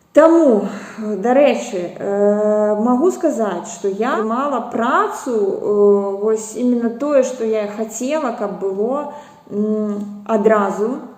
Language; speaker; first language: Belarusian; non-native, local second language; Russian